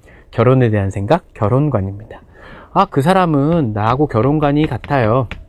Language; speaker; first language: Korean; native; Korean